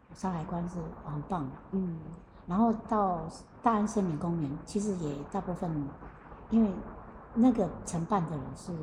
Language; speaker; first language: Chinese; native; Chinese